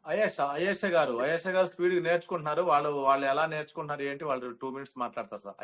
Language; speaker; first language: Telugu; native; Telugu